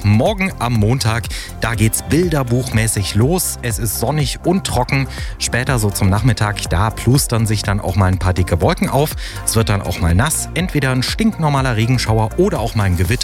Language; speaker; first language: German; native; German